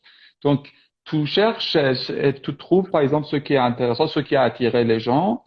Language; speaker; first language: French; non-native, fluent; Persian